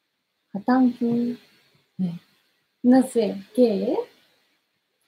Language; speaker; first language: Spanish; non-native, learner; Japanese